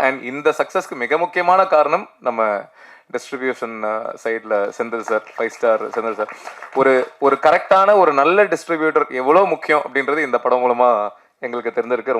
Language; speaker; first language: Tamil; native; Tamil